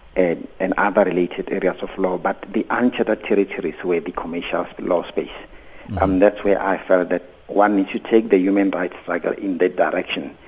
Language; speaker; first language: English; non-native, local second language; Venda